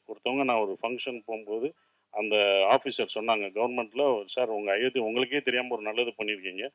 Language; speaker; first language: Tamil; native; Tamil